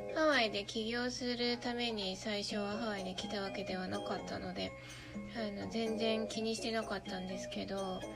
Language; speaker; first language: Japanese; native; Japanese